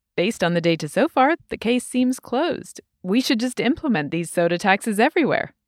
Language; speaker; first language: English; native; English